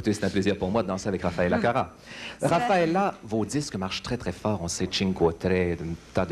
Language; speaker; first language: French; native; French